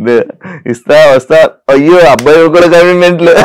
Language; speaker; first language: Telugu; native; Telugu